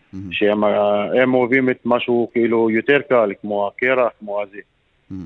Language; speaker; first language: Hebrew; non-native, local second language; Arabic